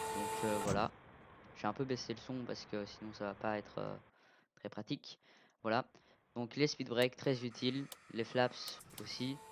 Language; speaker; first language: French; native; French